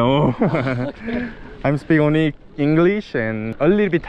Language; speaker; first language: English; non-native, learner; Korean